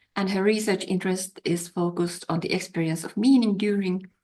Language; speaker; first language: English; non-native, fluent; Finnish